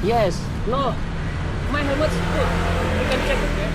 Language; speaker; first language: English; non-native, learner; Indonesian